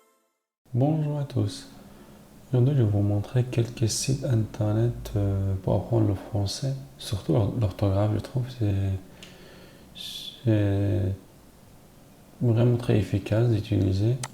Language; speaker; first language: French; non-native, learner; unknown